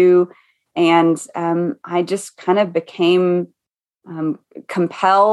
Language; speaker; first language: English; native; English